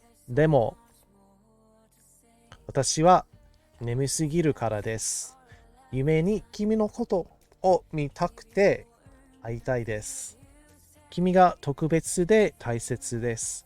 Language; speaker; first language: Japanese; non-native, learner; English